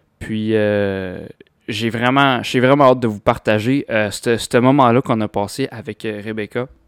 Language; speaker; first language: French; native; French